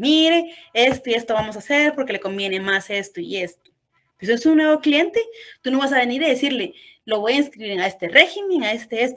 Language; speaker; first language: Spanish; native; Spanish